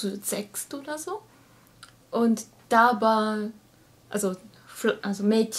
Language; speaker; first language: German; non-native, learner; Japanese